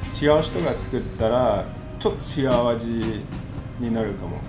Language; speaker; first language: Japanese; early bilingual, other home language; English